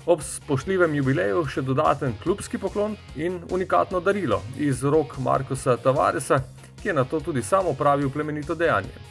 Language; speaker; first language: Slovenian; native; Slovenian